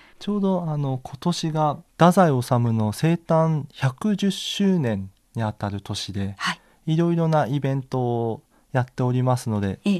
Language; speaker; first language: Japanese; native; Japanese